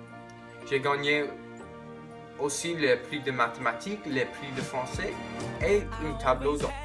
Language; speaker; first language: French; non-native, local second language; English